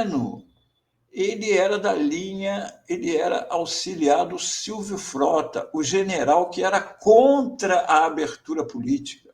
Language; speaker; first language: Portuguese; native; Portuguese